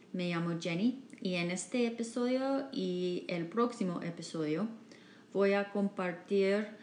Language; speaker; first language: Spanish; non-native, fluent; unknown